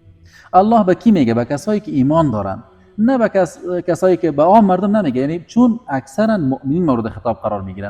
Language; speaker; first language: Persian; native; Persian